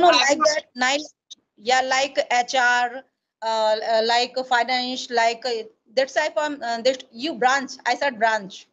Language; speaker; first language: English; non-native, learner; Hindi